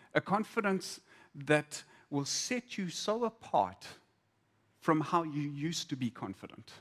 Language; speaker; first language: English; native; English